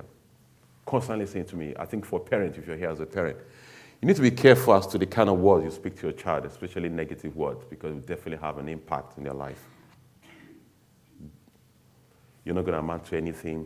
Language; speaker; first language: English; non-native, local second language; Yoruba